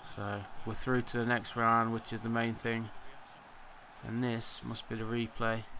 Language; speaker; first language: English; native; English